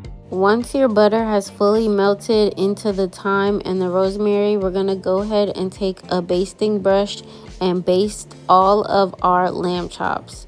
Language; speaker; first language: English; native; English